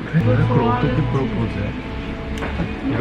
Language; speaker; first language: Korean; non-native, learner; Japanese